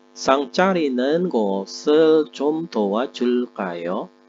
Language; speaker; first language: Korean; non-native, fluent; Indonesian